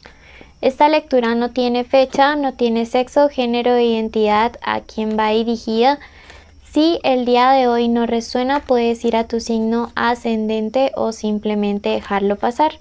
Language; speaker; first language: Spanish; native; Spanish